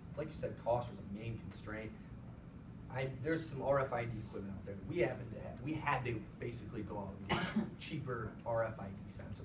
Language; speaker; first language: English; native; English